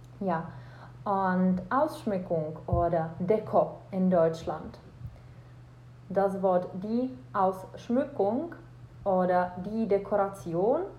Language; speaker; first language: German; non-native, fluent; Czech